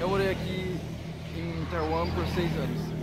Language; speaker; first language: Portuguese; early bilingual, heritage; Portuguese